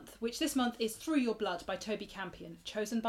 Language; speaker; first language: English; native; English